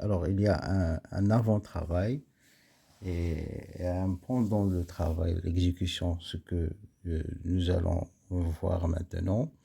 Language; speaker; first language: French; non-native, local second language; Arabic